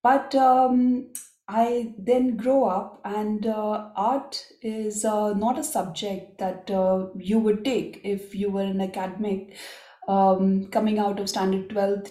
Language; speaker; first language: English; non-native, local second language; Marathi